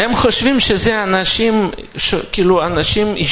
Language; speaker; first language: Hebrew; non-native, fluent; Russian